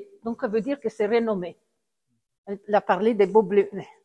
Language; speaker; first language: French; non-native, fluent; Italian